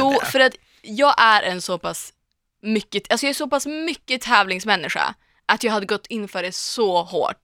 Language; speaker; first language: Swedish; native; Swedish